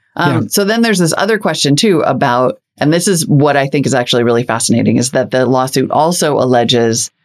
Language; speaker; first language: English; native; English